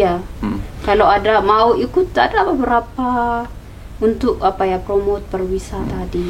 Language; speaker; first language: Indonesian; non-native, learner; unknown